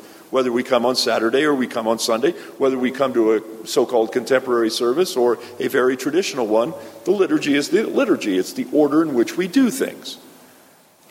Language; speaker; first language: English; native; English